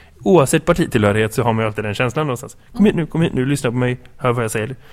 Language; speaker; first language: Swedish; native; Swedish